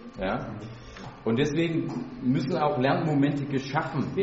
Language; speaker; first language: German; native; German